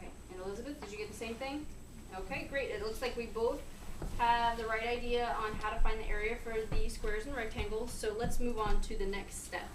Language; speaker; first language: English; native; English